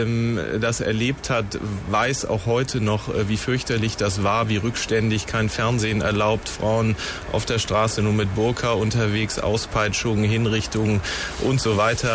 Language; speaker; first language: German; native; German